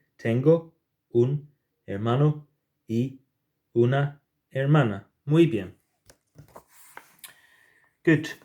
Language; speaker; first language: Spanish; non-native, fluent; English